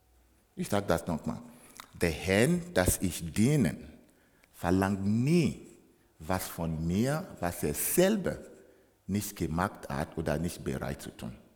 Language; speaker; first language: German; non-native, fluent; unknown